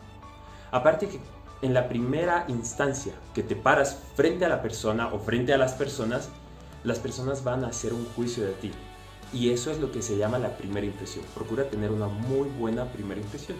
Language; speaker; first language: Spanish; native; Spanish